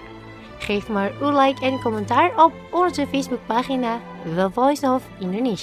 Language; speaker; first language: Dutch; non-native, fluent; Indonesian